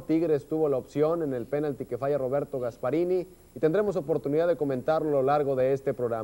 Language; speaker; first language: Spanish; native; Spanish